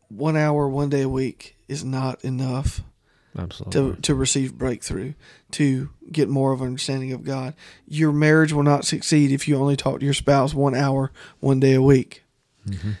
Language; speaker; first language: English; native; English